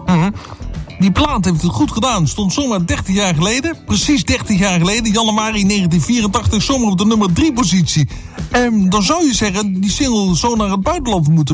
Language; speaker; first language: Dutch; native; Dutch